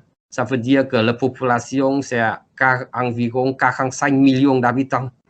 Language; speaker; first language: French; non-native, learner; Vietnamese